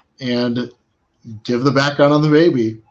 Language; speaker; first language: English; native; English